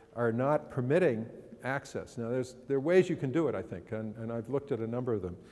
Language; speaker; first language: English; native; English